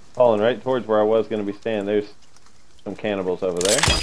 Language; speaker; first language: English; native; English